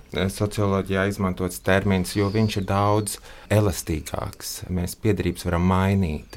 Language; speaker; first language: Latvian; non-native, local second language; Russian